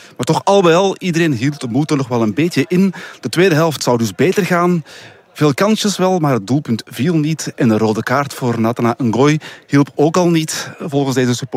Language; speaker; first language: Dutch; native; Dutch